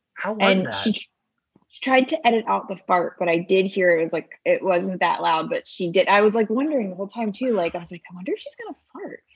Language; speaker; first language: English; native; English